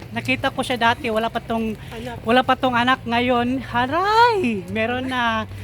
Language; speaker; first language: Filipino; non-native, local second language; Cebuano